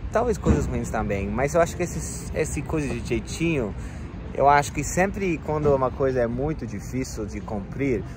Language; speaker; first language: Portuguese; non-native, fluent; English